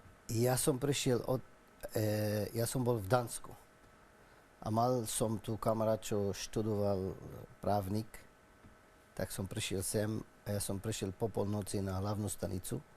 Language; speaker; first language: Slovak; non-native, learner; Arabic